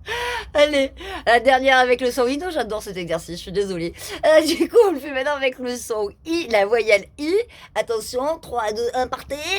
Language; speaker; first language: French; native; French